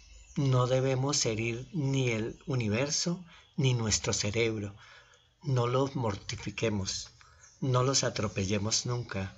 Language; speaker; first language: Spanish; native; Spanish